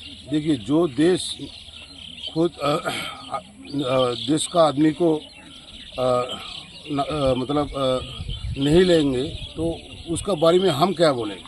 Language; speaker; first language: Hindi; non-native, local second language; Bangla